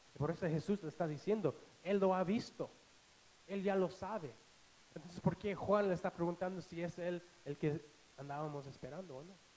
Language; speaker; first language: Spanish; non-native, fluent; English